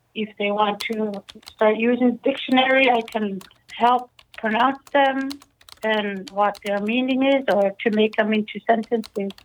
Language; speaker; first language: English; non-native, fluent; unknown